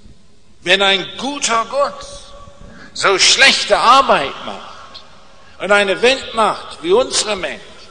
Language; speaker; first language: German; non-native, fluent; English